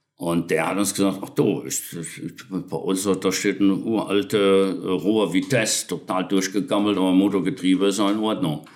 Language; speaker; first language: German; native; German